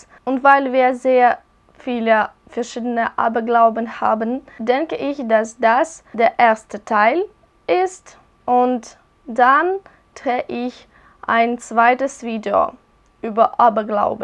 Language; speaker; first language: German; non-native, learner; Russian